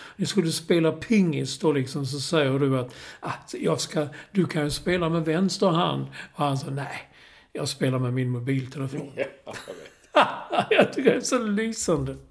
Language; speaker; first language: Swedish; native; Swedish